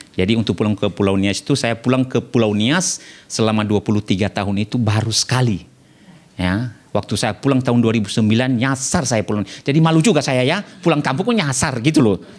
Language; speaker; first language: Indonesian; non-native, local second language; Nias